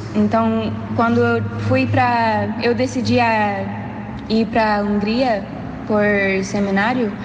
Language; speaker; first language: Portuguese; non-native, learner; English